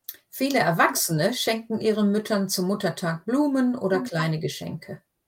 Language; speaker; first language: German; native; German